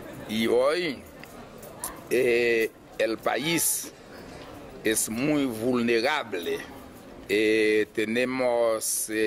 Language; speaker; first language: Spanish; non-native, fluent; Haitian Creole